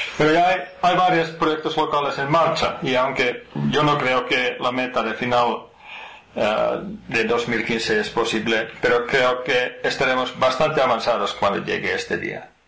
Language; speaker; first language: Spanish; non-native, fluent; Finnish